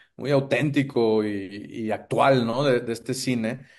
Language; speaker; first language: Spanish; native; Spanish